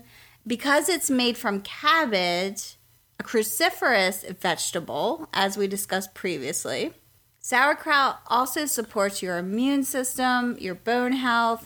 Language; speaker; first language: English; native; English